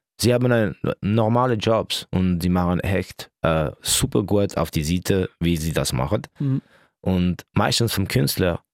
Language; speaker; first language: German; non-native, local second language; French